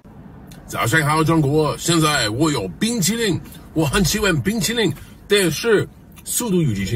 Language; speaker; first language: Chinese; non-native, learner; English